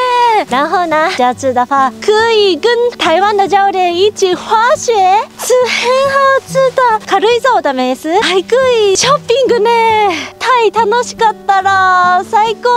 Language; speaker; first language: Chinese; non-native, fluent; Japanese